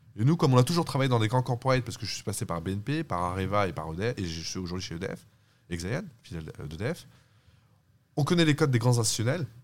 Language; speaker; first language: French; early bilingual, other home language; Turkish